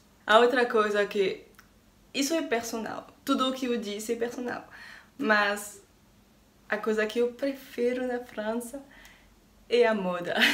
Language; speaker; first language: Portuguese; non-native, learner; French